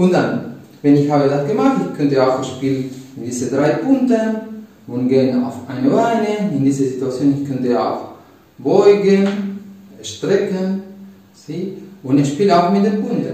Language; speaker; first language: German; non-native, learner; Spanish